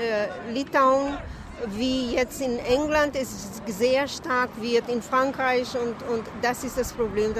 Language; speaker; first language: German; non-native, fluent; Portuguese